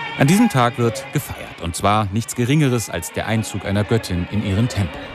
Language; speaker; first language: German; native; German